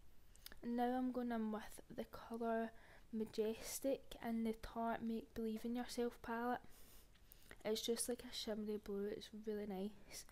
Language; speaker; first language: English; native; English